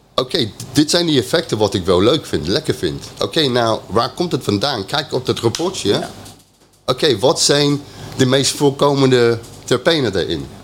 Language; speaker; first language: Dutch; non-native, fluent; English